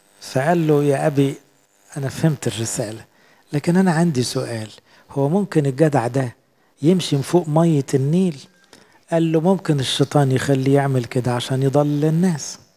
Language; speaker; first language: Arabic; native; Arabic